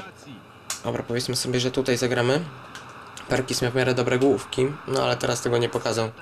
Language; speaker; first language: Polish; native; Polish